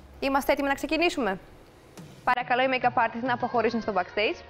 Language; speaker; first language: Greek; native; Greek